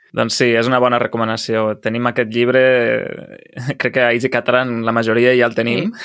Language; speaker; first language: Catalan; native; Catalan